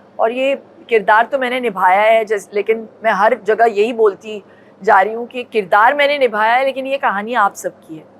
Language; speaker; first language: Hindi; non-native, local second language; Tulu